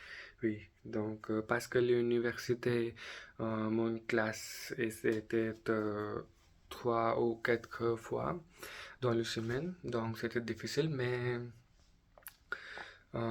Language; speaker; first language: French; non-native, learner; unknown